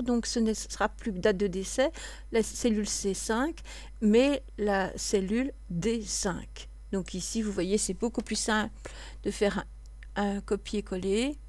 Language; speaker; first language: French; native; French